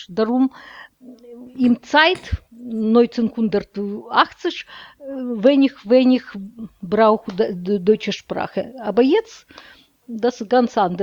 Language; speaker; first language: German; non-native, learner; Russian